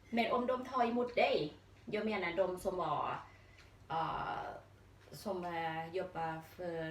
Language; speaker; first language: Swedish; non-native, learner; Thai